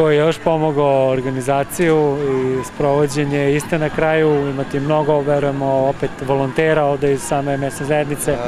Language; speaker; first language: Serbian; native; Serbian